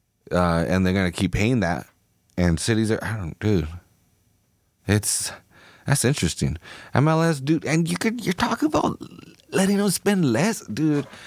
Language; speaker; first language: English; native; English